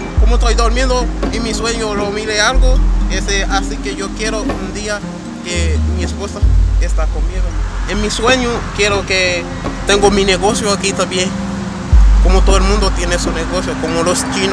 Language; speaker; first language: Spanish; non-native, learner; Haitian Creole